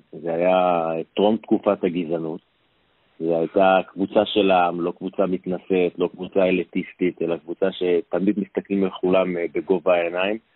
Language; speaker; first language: Hebrew; native; Hebrew